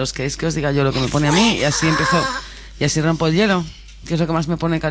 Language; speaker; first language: Spanish; native; Spanish